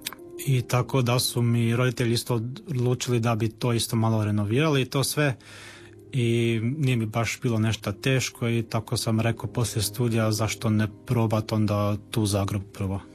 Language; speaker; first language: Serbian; early bilingual, heritage; Serbian